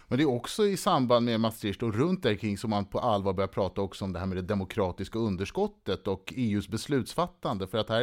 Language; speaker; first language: Swedish; native; Swedish